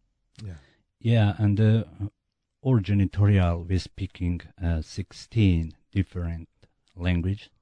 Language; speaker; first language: English; non-native, learner; Bosnian